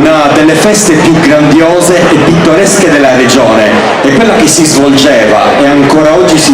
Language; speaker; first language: Italian; native; Italian